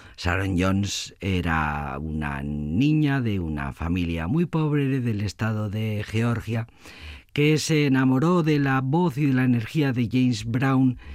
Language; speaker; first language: Spanish; native; Spanish